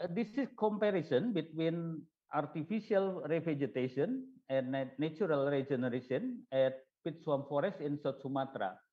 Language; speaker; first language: English; non-native, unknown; Indonesian